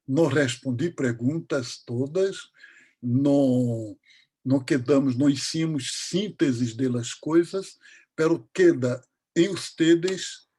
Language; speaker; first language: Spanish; non-native, learner; Portuguese